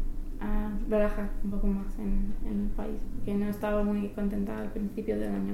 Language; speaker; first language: Spanish; non-native, fluent; English